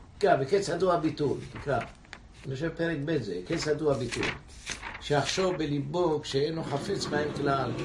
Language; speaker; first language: Hebrew; non-native, fluent; English